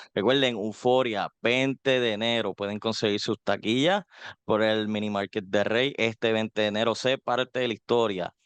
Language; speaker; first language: Spanish; native; Spanish